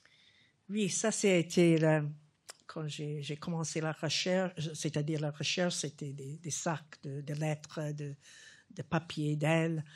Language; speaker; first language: French; non-native, fluent; English